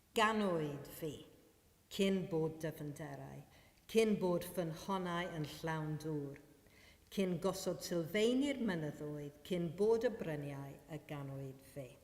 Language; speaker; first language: Welsh; non-native, fluent; Maltese